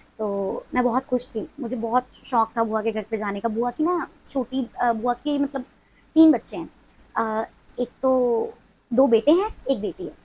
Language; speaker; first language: Hindi; non-native, local second language; Punjabi